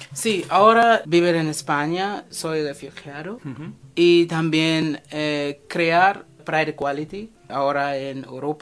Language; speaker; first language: Spanish; non-native, fluent; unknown